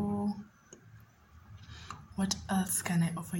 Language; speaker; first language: English; non-native, local second language; Swahili